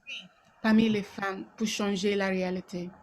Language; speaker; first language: French; non-native, local second language; Yoruba